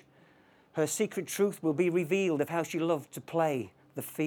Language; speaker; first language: English; native; English